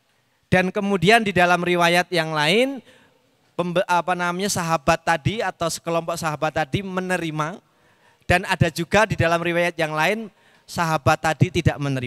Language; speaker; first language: Indonesian; native; Indonesian